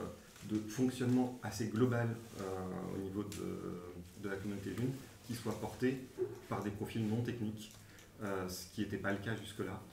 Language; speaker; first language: French; native; French